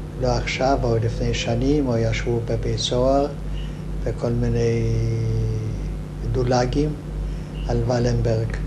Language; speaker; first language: Hebrew; non-native, fluent; Hungarian